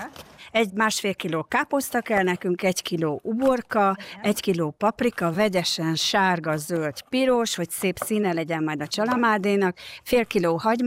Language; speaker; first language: Hungarian; native; Hungarian